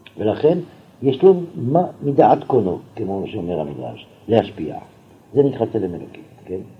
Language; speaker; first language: Hebrew; non-native, fluent; French